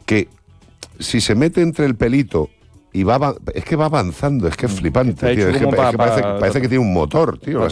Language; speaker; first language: Spanish; native; Spanish